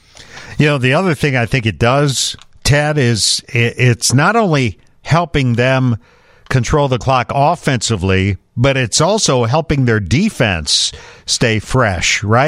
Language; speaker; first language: English; native; English